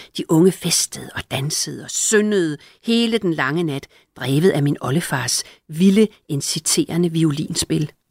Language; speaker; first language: Danish; native; Danish